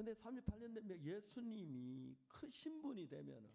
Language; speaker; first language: Korean; native; Korean